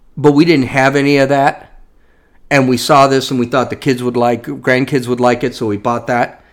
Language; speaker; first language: English; native; English